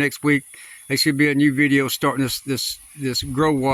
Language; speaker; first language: English; native; English